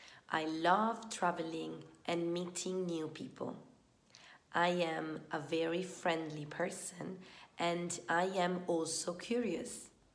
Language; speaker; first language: English; non-native, fluent; Italian